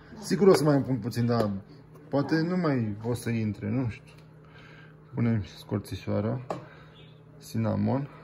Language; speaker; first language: Romanian; early bilingual, heritage; Romanian